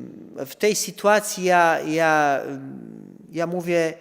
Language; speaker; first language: Polish; non-native, fluent; Italian